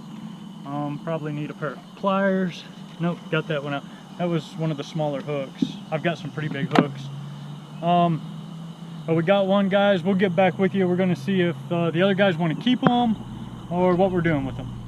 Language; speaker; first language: English; native; English